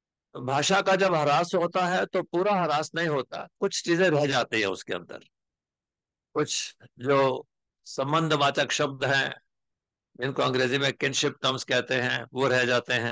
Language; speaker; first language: Hindi; native; Hindi